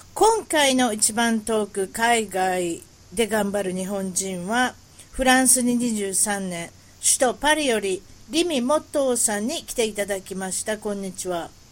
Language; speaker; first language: Japanese; native; Japanese